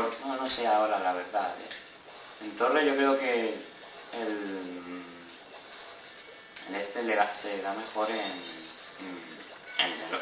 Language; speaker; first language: Spanish; native; Spanish